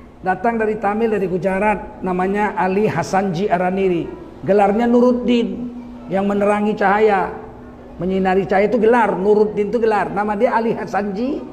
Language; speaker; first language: Malay; native; Malay